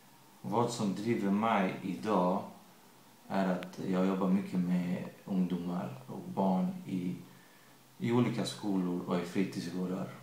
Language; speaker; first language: Swedish; early bilingual, other home language; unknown